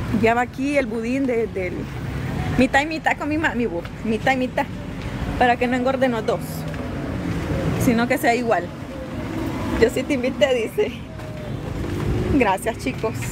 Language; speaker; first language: Spanish; native; Spanish